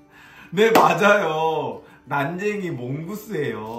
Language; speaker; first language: Korean; native; Korean